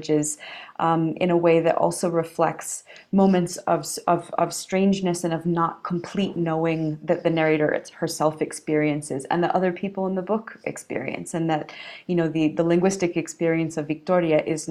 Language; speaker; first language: English; native; English